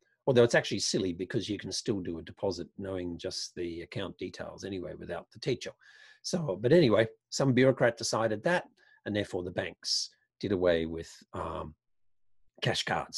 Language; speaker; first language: English; native; English